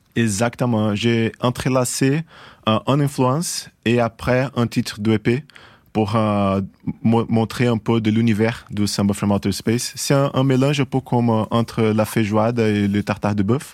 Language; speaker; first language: French; non-native, fluent; Portuguese